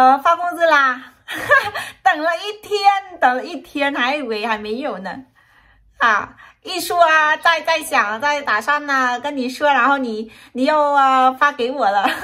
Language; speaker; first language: Chinese; non-native, fluent; Vietnamese